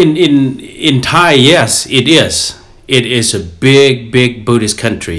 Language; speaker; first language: English; non-native, fluent; Lao